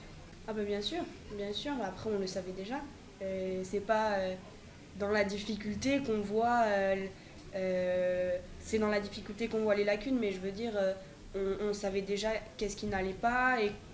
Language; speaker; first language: French; native; French